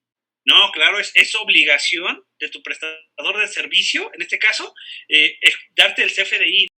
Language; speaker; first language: Spanish; native; Spanish